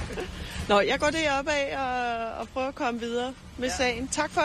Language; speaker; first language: Danish; native; Danish